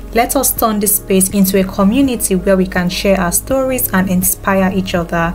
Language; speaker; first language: English; non-native, local second language; Yoruba